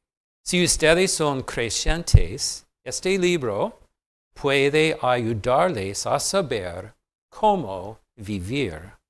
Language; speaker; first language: Spanish; non-native, fluent; English